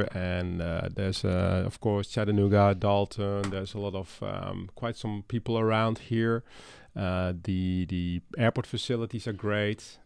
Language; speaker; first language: English; non-native, fluent; Dutch